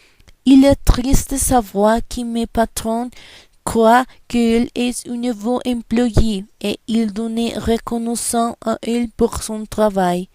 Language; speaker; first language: French; non-native, learner; Spanish